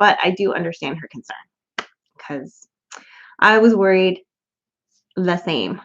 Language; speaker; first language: English; native; English